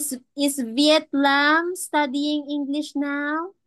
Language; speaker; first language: English; non-native, local second language; Filipino